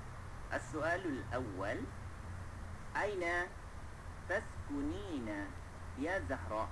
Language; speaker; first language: Arabic; non-native, fluent; Malay